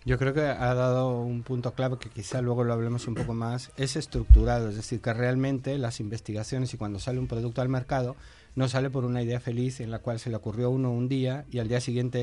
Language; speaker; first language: Spanish; native; Spanish